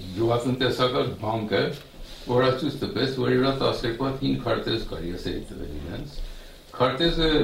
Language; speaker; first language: Armenian; early bilingual, heritage; Armenian